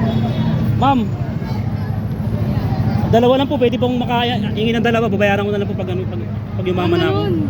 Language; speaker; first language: Filipino; native; Filipino